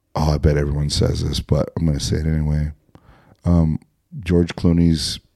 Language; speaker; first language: English; native; English